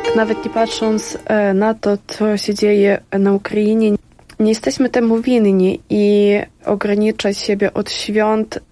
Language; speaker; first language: Polish; non-native, fluent; Ukrainian